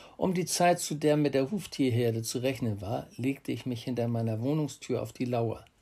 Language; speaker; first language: German; native; German